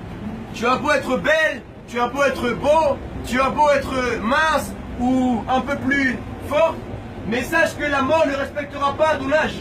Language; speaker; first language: French; native; French